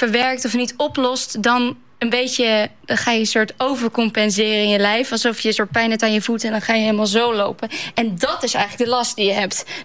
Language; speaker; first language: Dutch; non-native, local second language; Western Frisian